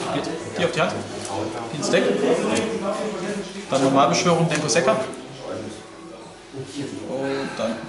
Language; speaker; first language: German; native; German